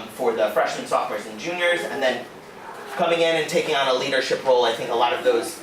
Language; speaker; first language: English; native; English